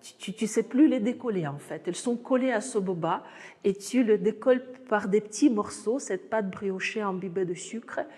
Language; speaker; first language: French; non-native, fluent; Russian